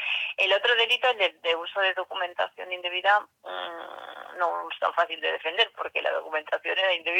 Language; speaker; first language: Spanish; native; Spanish